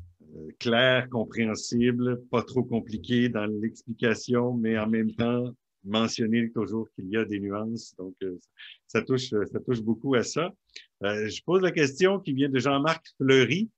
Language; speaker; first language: French; native; French